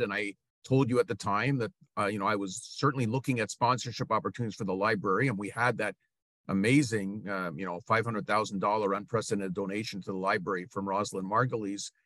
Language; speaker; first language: English; native; English